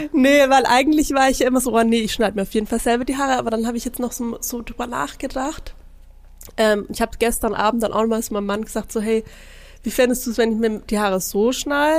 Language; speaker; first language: German; native; German